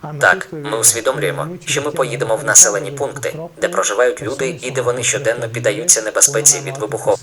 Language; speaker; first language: Ukrainian; non-native, fluent; Italian